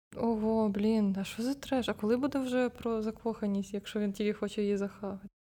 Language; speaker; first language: Ukrainian; non-native, local second language; Russian